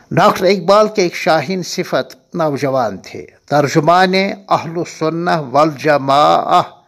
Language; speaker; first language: Urdu; non-native, local second language; Kashmiri